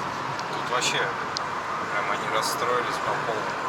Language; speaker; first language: Russian; native; Russian